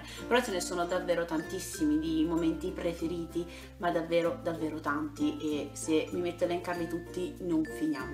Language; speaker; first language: Italian; native; Italian